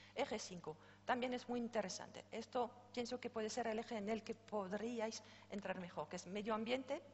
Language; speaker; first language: Spanish; non-native, fluent; French